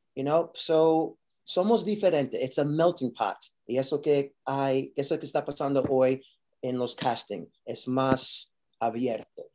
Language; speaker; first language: Spanish; early bilingual, heritage; Spanish